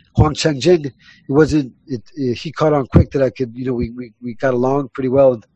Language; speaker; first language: English; early bilingual, other home language; Spanish